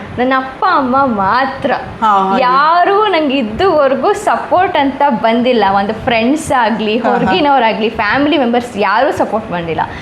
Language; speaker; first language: Kannada; native; Kannada